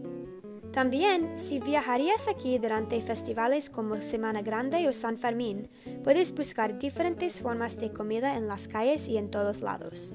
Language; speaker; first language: Spanish; non-native, learner; English